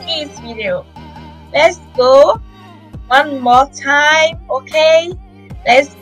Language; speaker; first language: English; non-native, fluent; French